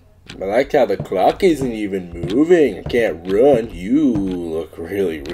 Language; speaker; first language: English; native; English